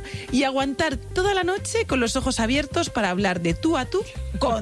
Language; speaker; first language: Spanish; native; Spanish